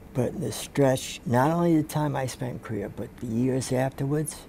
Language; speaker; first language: English; native; English